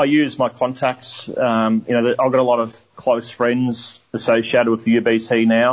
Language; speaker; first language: English; native; English